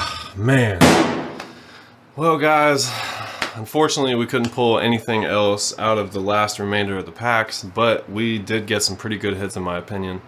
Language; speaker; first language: English; native; English